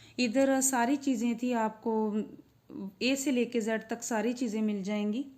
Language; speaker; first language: Urdu; non-native, local second language; Punjabi